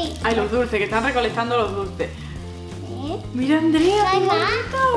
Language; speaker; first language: Spanish; native; Spanish